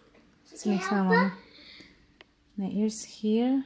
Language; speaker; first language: Dutch; non-native, fluent; Indonesian